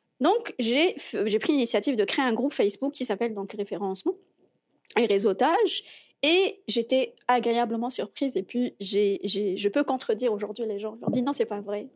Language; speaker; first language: French; non-native, local second language; Arabic